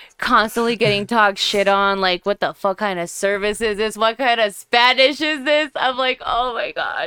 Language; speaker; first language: English; native; English